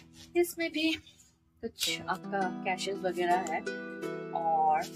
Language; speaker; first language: Hindi; non-native, local second language; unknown